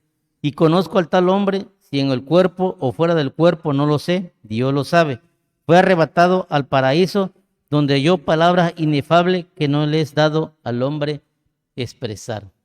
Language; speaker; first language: Spanish; native; Spanish